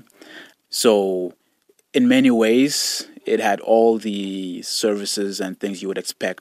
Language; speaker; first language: English; non-native, local second language; Shona